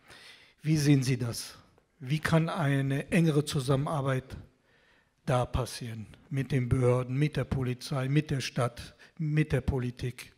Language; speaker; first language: German; non-native, fluent; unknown